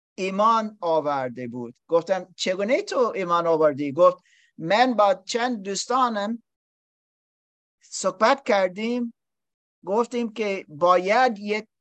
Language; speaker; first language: Persian; non-native, learner; English